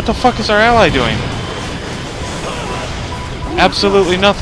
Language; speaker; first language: English; native; English